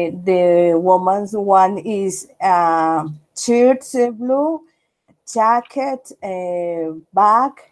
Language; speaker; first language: English; non-native, learner; Spanish